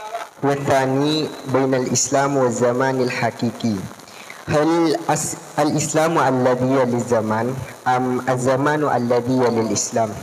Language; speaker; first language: Arabic; non-native, learner; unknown